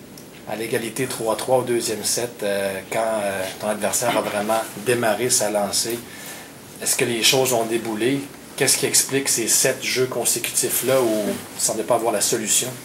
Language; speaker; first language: French; native; French